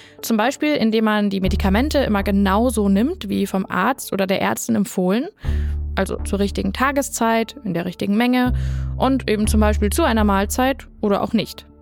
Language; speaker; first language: German; native; German